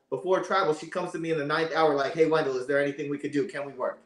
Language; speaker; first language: English; native; English